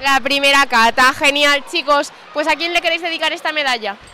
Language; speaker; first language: Galician; native; Galician